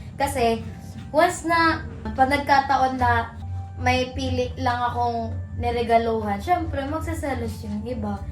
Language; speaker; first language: Filipino; non-native, local second language; Bikol